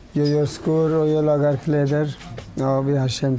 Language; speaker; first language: Swedish; non-native, learner; Turoyo